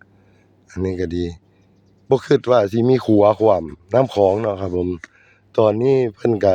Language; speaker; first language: Thai; non-native, local second language; Northeastern Thai